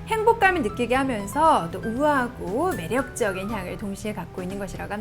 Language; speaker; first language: Korean; native; Korean